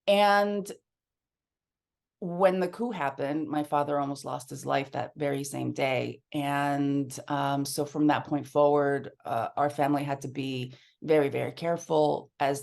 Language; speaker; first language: English; early bilingual, other home language; Spanish